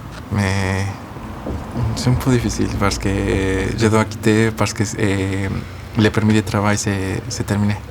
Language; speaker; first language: French; non-native, learner; Spanish